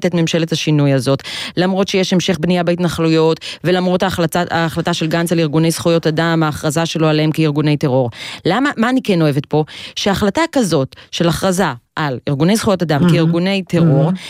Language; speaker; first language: Hebrew; native; Hebrew